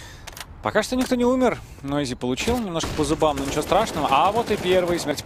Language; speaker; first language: Russian; native; Russian